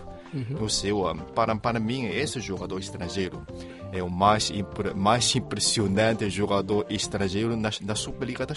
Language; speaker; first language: Portuguese; non-native, fluent; Chinese